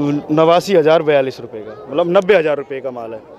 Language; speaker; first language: Hindi; native; Hindi